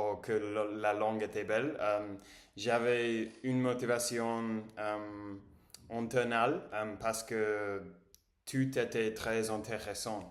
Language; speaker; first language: French; non-native, learner; English